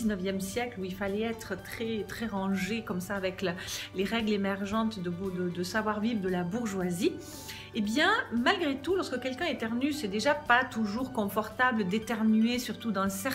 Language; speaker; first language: French; native; French